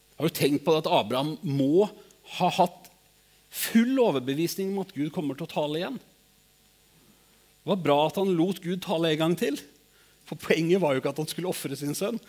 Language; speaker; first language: Norwegian; native; Norwegian